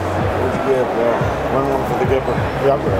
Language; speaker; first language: English; native; English